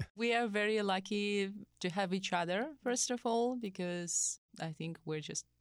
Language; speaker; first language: English; non-native, fluent; Russian